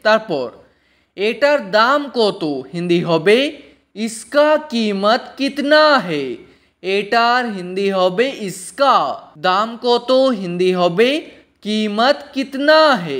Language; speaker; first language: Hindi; non-native, local second language; Bangla